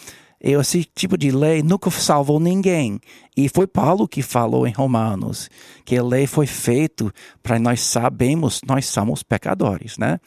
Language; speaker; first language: Portuguese; non-native, learner; English